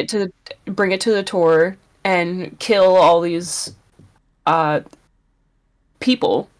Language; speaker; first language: English; native; English